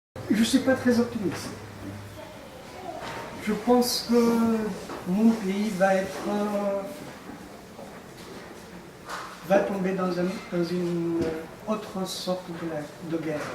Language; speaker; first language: French; non-native, fluent; Persian